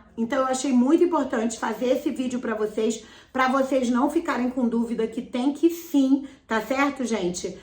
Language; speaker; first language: Portuguese; native; Portuguese